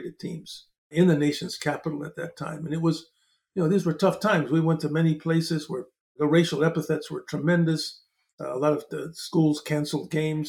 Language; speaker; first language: English; native; English